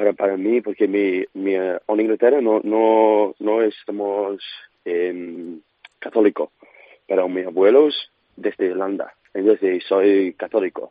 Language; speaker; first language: Spanish; non-native, learner; English